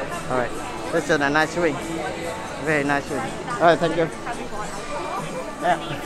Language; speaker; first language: English; non-native, learner; Vietnamese